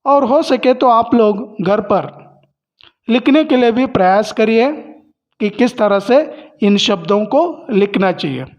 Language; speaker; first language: Hindi; non-native, local second language; Kannada